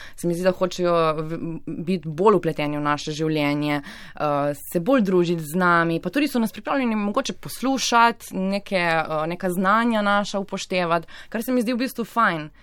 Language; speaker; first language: Slovenian; native; Slovenian